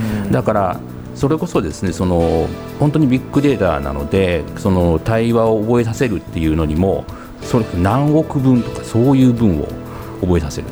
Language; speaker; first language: Japanese; native; Japanese